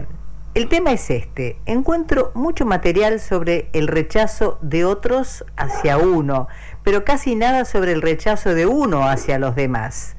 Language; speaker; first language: Spanish; native; Spanish